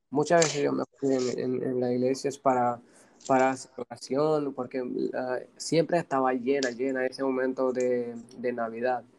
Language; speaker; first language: Spanish; non-native, fluent; Punjabi